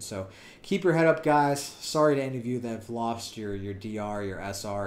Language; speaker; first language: English; native; English